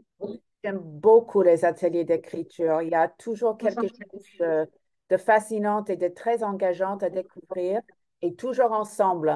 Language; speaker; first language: French; non-native, fluent; English